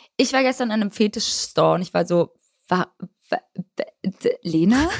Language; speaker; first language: German; early bilingual, other home language; Albanian